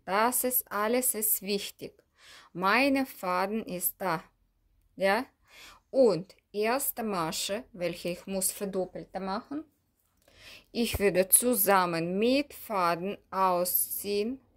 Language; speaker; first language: German; non-native, learner; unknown